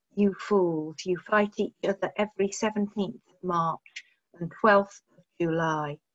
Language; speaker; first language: English; native; English